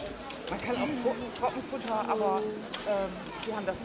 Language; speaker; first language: German; native; German